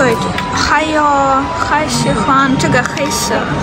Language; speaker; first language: Chinese; non-native, learner; Ukrainian